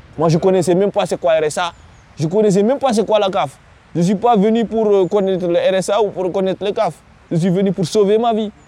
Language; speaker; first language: French; non-native, local second language; Fula